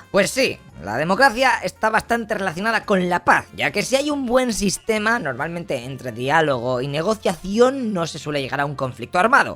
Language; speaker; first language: Spanish; native; Spanish